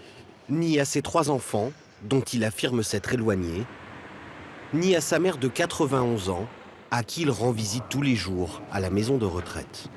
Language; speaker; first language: French; native; French